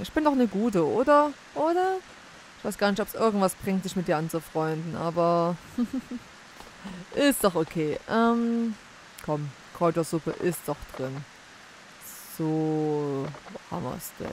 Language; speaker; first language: German; native; German